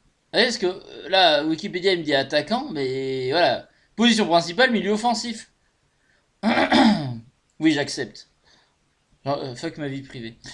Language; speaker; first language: French; native; French